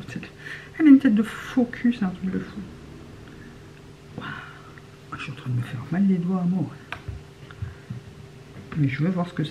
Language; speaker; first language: French; native; French